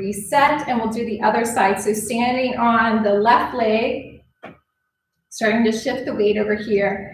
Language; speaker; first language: English; native; English